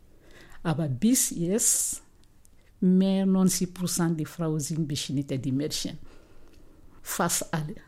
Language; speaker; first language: German; non-native, learner; Mandingo